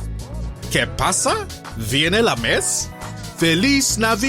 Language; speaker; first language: Spanish; non-native, learner; English